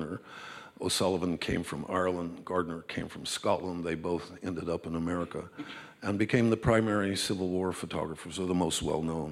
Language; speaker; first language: English; native; English